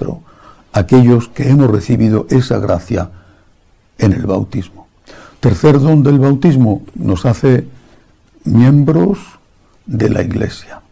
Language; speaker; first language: Spanish; native; Spanish